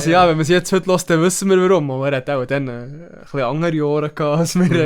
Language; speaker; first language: German; native; German